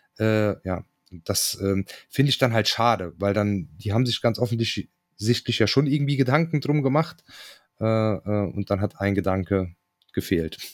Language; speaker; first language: German; native; German